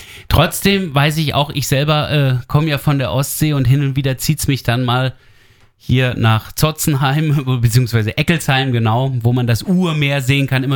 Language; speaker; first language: German; native; German